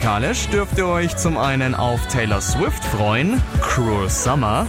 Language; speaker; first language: German; native; German